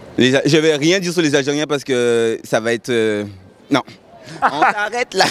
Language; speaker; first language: French; native; French